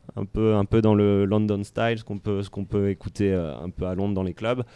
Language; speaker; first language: French; native; French